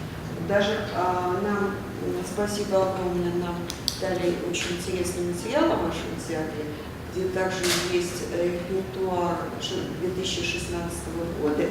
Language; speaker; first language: Russian; native; Russian